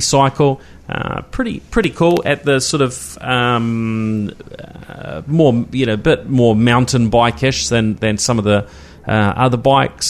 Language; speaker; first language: English; native; English